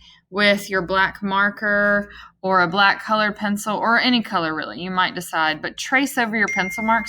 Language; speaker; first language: English; native; English